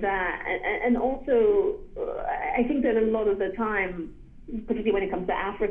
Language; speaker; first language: English; native; English